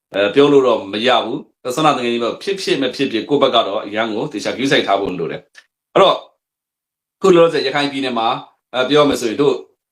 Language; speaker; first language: Burmese; native; Burmese